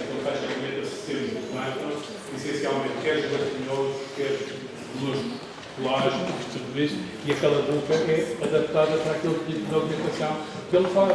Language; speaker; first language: Portuguese; native; Portuguese